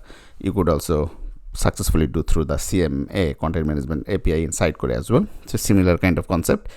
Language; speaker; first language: English; non-native, fluent; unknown